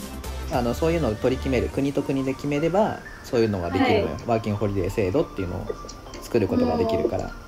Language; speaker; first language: Japanese; native; Japanese